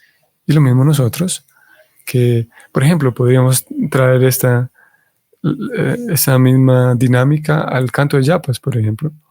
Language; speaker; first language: Spanish; native; Spanish